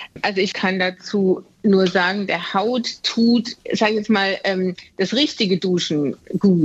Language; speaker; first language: German; native; German